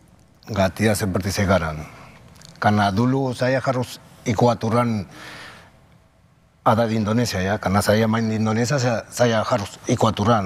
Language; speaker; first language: Indonesian; non-native, fluent; Spanish